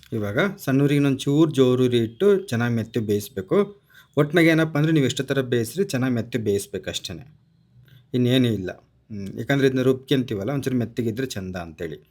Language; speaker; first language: Kannada; native; Kannada